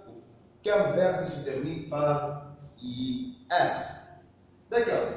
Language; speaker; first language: French; non-native, fluent; Arabic